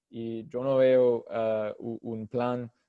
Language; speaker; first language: Spanish; non-native, fluent; English